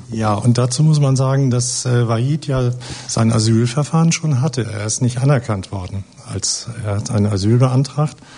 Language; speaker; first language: German; native; German